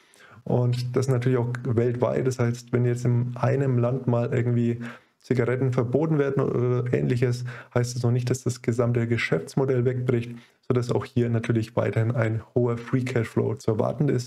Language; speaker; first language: German; native; German